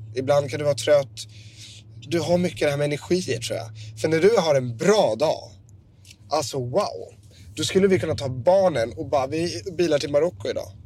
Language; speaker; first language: Swedish; native; Swedish